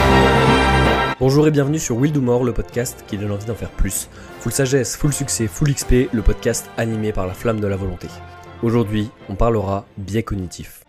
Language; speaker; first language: French; native; French